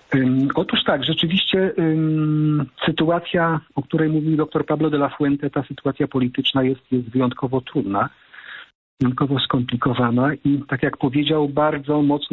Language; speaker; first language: Polish; native; Polish